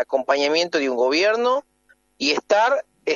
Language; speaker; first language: Spanish; native; Spanish